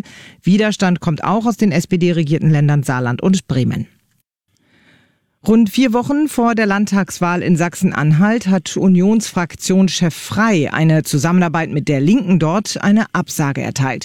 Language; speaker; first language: German; native; German